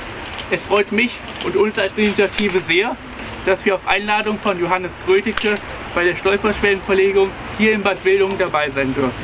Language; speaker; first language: German; native; German